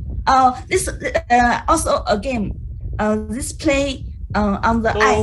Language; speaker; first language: English; non-native, learner; Chinese